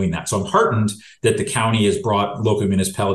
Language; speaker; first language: English; native; English